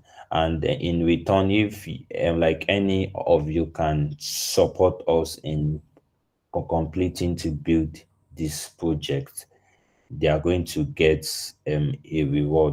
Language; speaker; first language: English; non-native, learner; Arabic